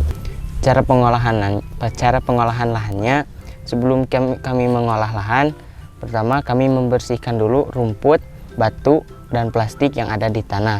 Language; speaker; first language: Indonesian; native; Indonesian